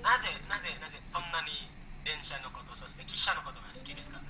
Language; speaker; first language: Japanese; non-native, learner; Indonesian